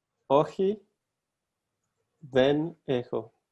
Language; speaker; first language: Greek; non-native, learner; English